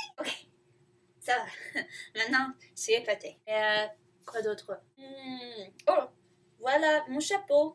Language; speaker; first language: French; non-native, learner; English